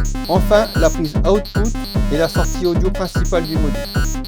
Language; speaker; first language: French; native; French